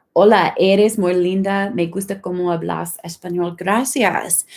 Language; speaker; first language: Spanish; non-native, learner; English